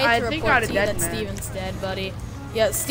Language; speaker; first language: English; native; English